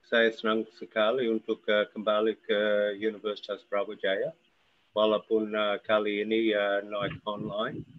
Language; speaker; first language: Indonesian; non-native, learner; English